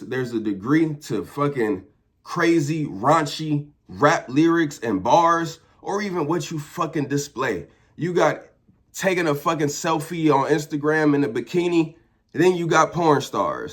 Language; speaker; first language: English; native; English